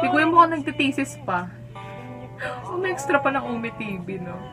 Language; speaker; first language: Filipino; native; Filipino